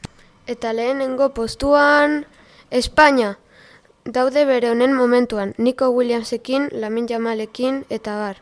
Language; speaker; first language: Basque; non-native, local second language; Spanish